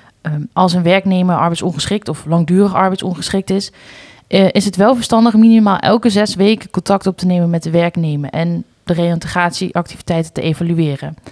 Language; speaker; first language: Dutch; native; Dutch